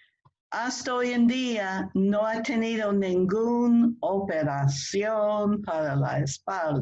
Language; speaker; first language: Spanish; non-native, fluent; English